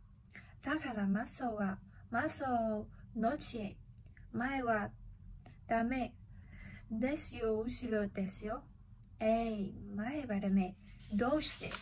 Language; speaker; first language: Japanese; non-native, learner; Chinese